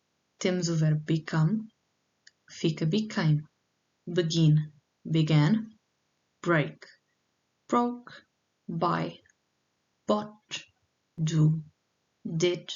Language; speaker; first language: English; non-native, fluent; Portuguese